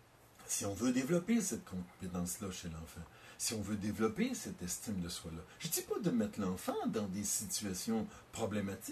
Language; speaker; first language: French; native; French